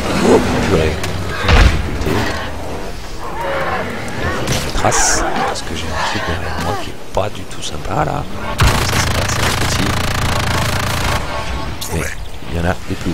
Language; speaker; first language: French; native; French